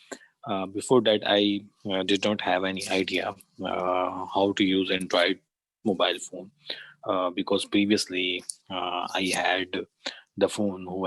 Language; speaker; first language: English; non-native, learner; Urdu